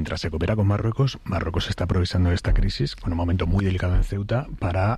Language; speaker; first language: Spanish; native; Spanish